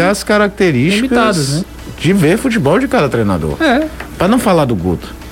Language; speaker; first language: Portuguese; native; Portuguese